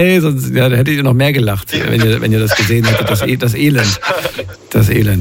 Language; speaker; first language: German; native; German